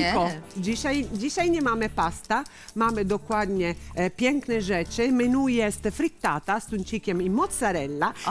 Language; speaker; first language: Polish; non-native, learner; Italian